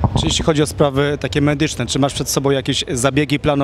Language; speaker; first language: Polish; native; Polish